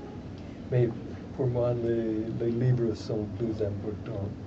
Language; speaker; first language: French; non-native, fluent; English